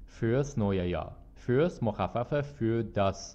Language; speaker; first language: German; non-native, fluent; Persian